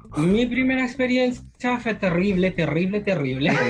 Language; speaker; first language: Spanish; non-native, fluent; Haitian Creole